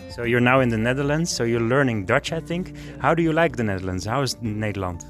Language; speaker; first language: English; non-native, fluent; Dutch